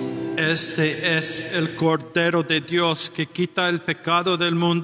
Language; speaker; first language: Spanish; non-native, fluent; English